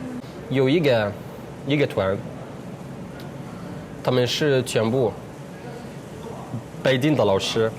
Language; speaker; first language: Chinese; non-native, learner; Arabic